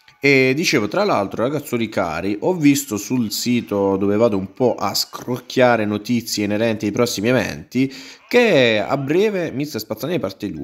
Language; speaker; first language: Italian; native; Italian